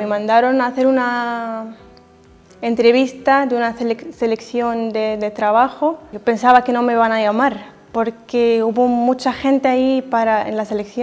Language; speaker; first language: Spanish; non-native, fluent; Arabic